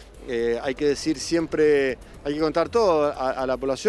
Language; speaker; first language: Spanish; native; Spanish